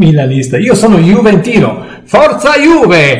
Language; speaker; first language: Italian; non-native, fluent; English